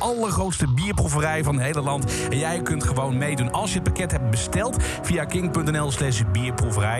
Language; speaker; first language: Dutch; native; Dutch